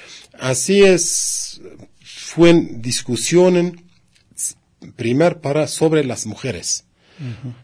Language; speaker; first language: Spanish; non-native, learner; Kurdish